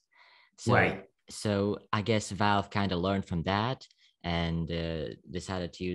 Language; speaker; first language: English; non-native, fluent; Slovak